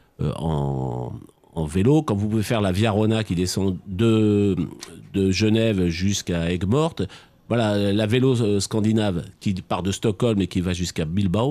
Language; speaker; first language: French; native; French